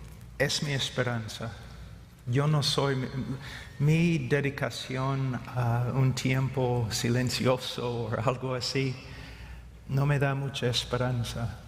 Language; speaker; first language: Spanish; non-native, fluent; English